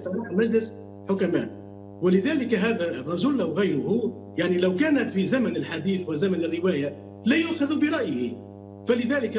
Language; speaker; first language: Arabic; native; Arabic